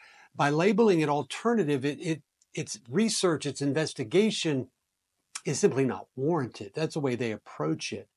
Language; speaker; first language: English; native; English